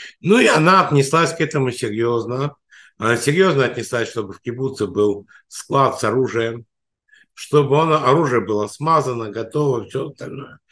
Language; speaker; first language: Russian; native; Russian